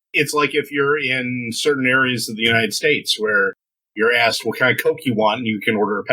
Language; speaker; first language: English; native; English